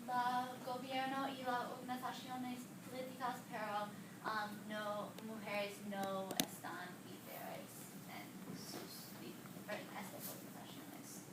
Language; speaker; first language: Spanish; non-native, learner; English